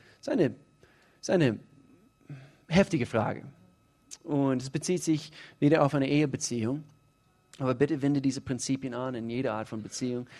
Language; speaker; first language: German; non-native, fluent; English